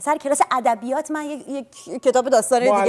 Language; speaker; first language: Persian; native; Persian